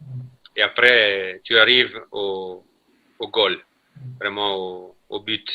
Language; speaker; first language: French; non-native, fluent; Italian